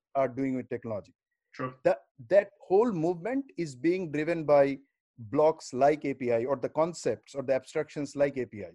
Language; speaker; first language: English; non-native, local second language; Bangla